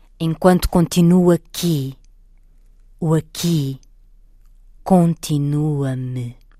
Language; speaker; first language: Portuguese; native; Portuguese